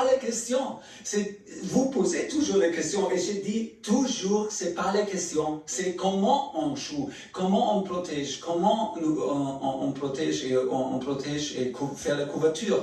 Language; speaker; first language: French; non-native, learner; German